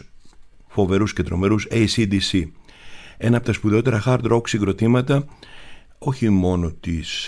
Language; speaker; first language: Greek; native; Greek